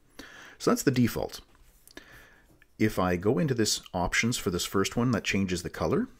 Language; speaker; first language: English; native; English